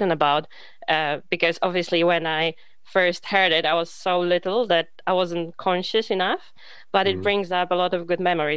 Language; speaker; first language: English; non-native, fluent; Polish